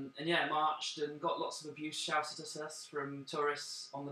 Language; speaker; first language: English; native; English